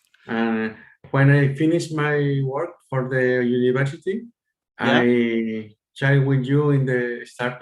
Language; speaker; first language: English; non-native, learner; Spanish